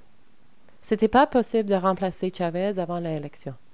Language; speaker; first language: French; non-native, learner; English